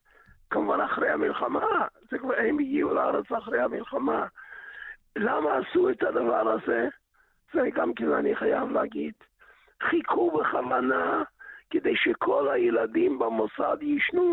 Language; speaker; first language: Hebrew; early bilingual, other home language; Yiddish